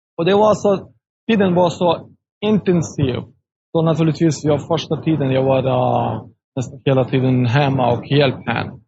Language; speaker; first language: Swedish; non-native, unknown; Russian